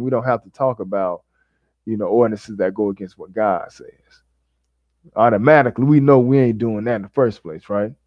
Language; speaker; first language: English; native; English